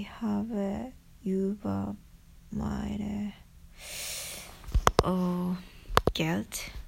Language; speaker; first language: German; non-native, learner; Japanese